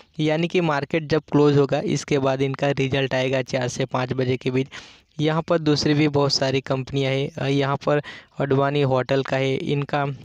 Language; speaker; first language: Hindi; non-native, local second language; Gujarati